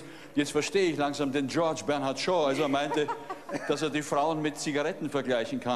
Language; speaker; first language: German; native; German